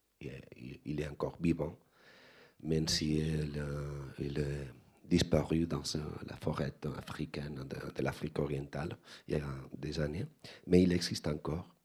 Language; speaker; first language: French; non-native, learner; Spanish